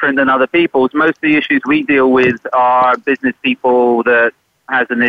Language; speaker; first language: English; native; English